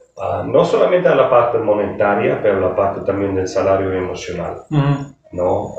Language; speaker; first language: Spanish; non-native, fluent; German